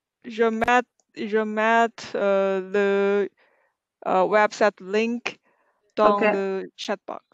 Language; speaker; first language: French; non-native, learner; English